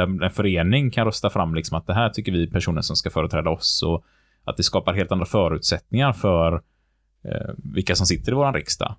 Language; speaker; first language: Swedish; native; Swedish